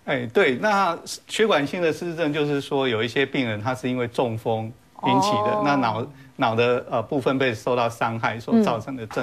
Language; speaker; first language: Chinese; native; Chinese